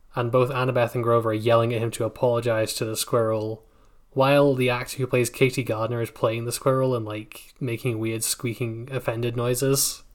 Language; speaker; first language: English; native; English